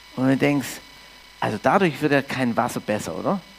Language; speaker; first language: German; early bilingual, heritage; English